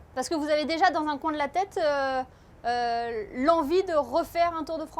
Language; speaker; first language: French; native; French